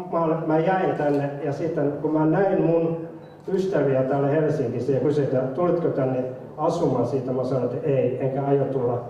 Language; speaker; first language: Finnish; non-native, fluent; Somali